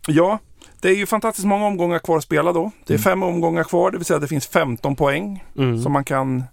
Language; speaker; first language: Swedish; native; Swedish